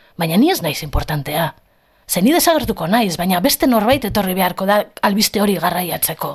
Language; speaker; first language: Basque; non-native, local second language; Spanish